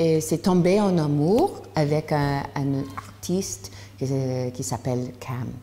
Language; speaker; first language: French; non-native, learner; English